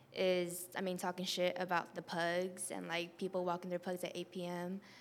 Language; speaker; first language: English; native; English